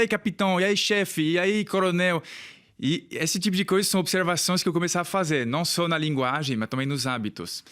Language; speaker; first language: Portuguese; non-native, fluent; French